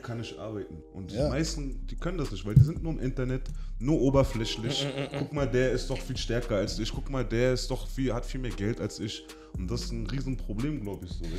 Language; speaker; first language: German; native; German